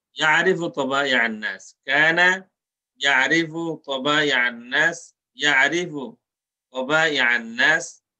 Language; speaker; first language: Arabic; non-native, fluent; Bangla